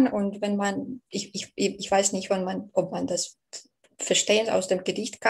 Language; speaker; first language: German; non-native, fluent; Belarusian